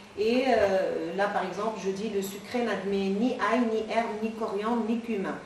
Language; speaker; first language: French; non-native, local second language; Arabic